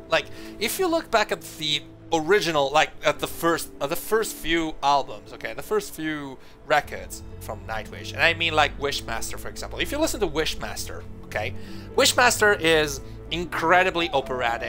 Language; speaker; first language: English; non-native, fluent; Italian